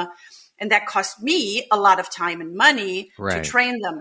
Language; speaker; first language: English; non-native, fluent; German